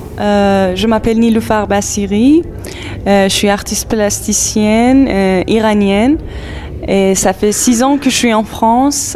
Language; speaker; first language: French; non-native, fluent; Persian